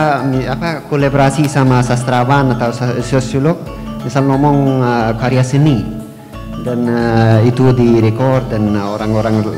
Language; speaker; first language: Indonesian; non-native, learner; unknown